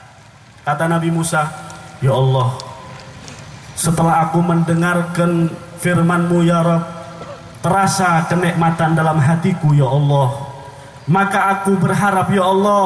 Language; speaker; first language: Indonesian; non-native, local second language; Javanese